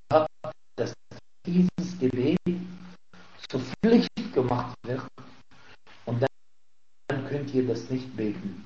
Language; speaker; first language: German; non-native, fluent; Arabic